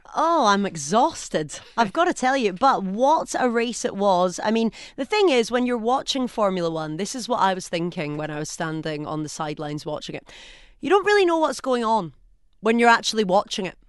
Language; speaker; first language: English; native; English